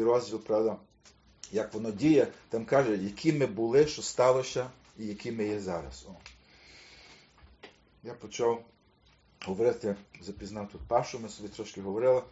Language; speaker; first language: Ukrainian; early bilingual, heritage; Ukrainian